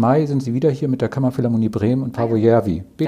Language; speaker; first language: German; native; German